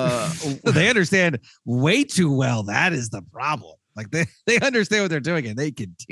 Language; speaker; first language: English; native; English